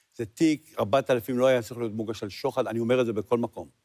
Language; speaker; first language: Hebrew; native; Hebrew